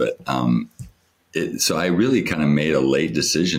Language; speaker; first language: English; native; English